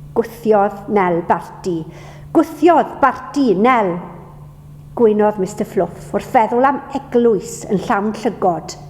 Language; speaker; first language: Welsh; native; Welsh